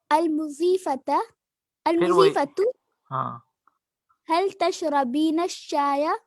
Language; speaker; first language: Arabic; non-native, learner; Urdu